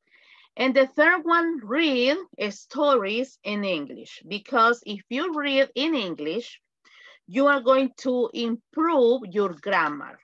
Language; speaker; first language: English; non-native, fluent; Spanish